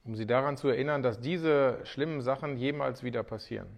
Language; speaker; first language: German; native; German